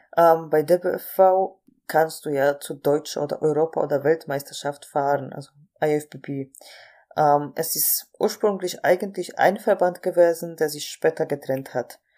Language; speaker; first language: German; non-native, fluent; Polish